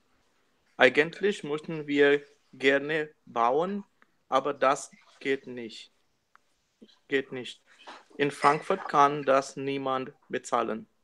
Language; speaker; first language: German; non-native, learner; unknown